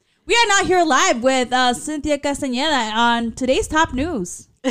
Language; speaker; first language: English; early bilingual, other home language; Spanish